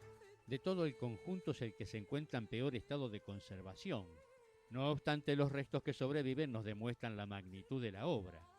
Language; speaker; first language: Spanish; native; Spanish